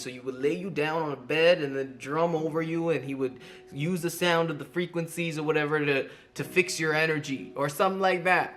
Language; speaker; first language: English; native; English